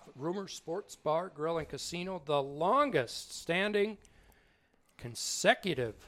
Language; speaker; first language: English; native; English